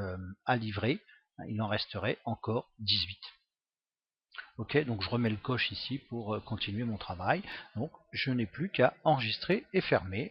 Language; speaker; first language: French; native; French